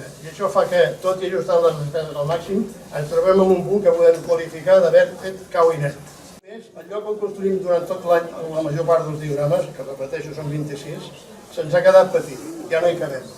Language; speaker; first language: Catalan; native; Catalan